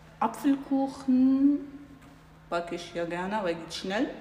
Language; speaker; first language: German; non-native, learner; Arabic